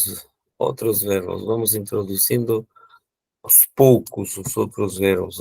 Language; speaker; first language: Portuguese; non-native, fluent; Spanish